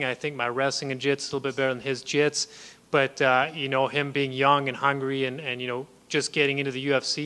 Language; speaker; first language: English; native; English